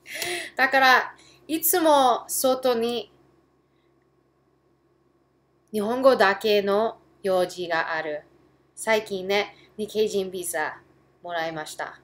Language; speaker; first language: Japanese; early bilingual, heritage; English